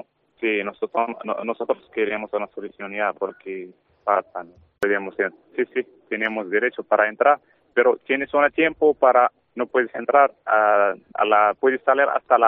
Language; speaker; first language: Spanish; non-native, learner; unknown